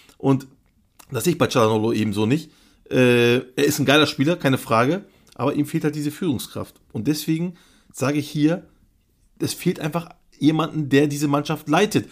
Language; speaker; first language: German; early bilingual, other home language; Turkish